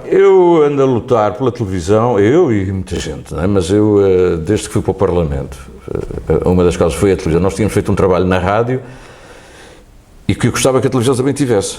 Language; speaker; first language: Portuguese; native; Portuguese